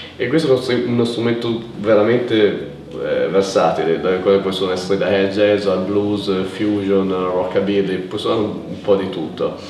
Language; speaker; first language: Italian; native; Italian